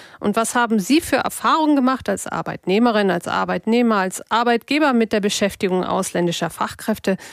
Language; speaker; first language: German; native; German